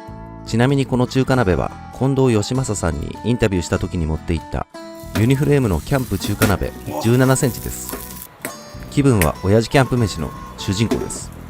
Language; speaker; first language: Japanese; native; Japanese